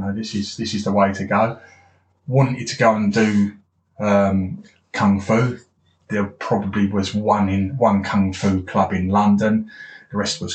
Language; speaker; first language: English; native; English